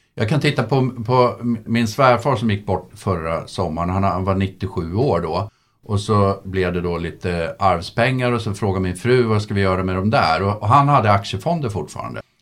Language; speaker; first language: Swedish; native; Swedish